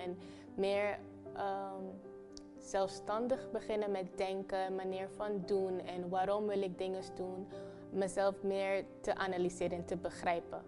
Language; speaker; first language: Dutch; early bilingual, other home language; Papiamento